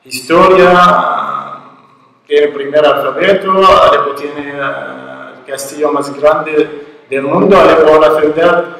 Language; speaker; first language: Spanish; non-native, learner; Arabic